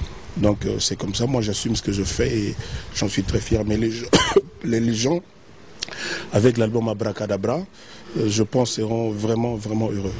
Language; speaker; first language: French; non-native, local second language; Lingala